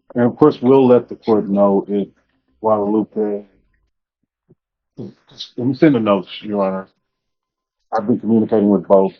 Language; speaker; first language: English; native; English